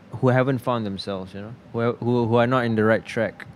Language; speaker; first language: English; non-native, local second language; Malay